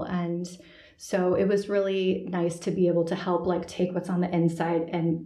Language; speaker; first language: English; native; English